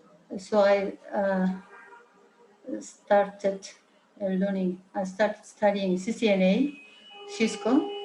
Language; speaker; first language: English; non-native, learner; Mongolian